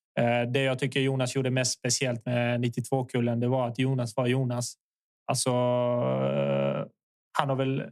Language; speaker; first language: Swedish; early bilingual, other home language; Bosnian